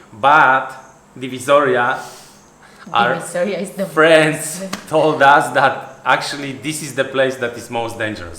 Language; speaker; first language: English; non-native, fluent; Polish